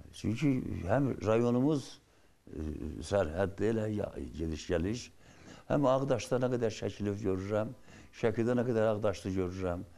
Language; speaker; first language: Azerbaijani; native; Azerbaijani